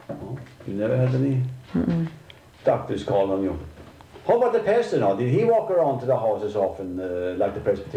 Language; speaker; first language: English; non-native, fluent; Swedish